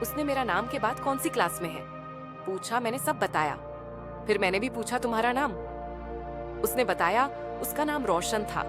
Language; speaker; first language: Hindi; native; Hindi